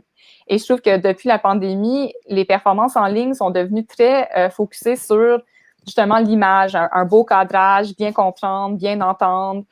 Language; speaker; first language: French; native; French